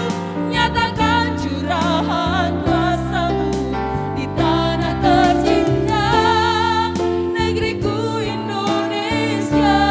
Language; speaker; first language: Indonesian; native; Indonesian